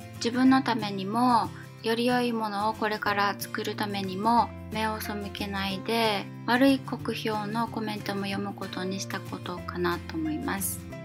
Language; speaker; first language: Japanese; native; Japanese